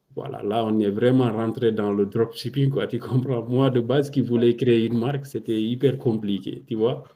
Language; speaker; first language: French; non-native, local second language; Wolof